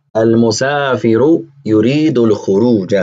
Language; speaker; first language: Arabic; non-native, fluent; English